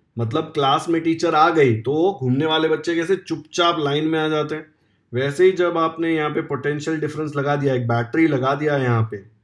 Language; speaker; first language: Hindi; non-native, local second language; Marathi